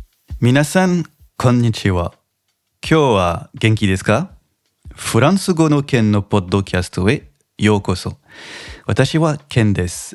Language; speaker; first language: Japanese; non-native, fluent; French